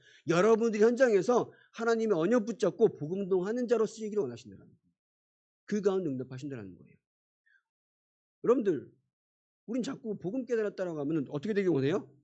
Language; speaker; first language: Korean; native; Korean